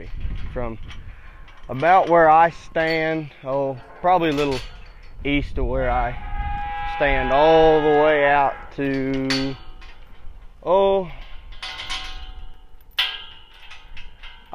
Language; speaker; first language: English; native; English